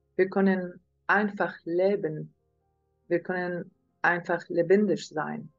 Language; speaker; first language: German; non-native, learner; Arabic